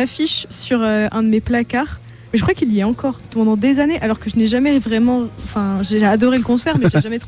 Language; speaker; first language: French; native; French